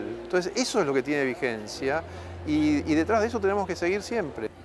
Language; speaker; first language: Spanish; native; Spanish